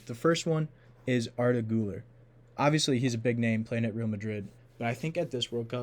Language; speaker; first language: English; native; English